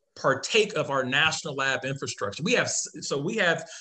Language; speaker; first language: English; native; English